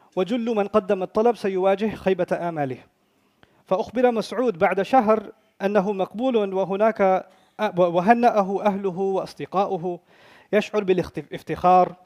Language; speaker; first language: Arabic; non-native, fluent; Urdu